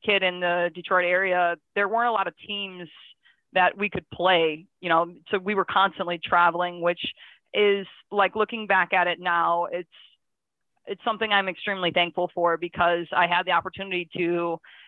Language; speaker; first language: English; native; English